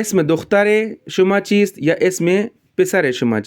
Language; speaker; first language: Persian; non-native, fluent; Urdu